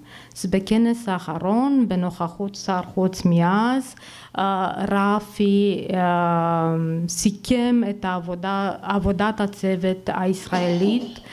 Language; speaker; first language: Hebrew; non-native, fluent; Romanian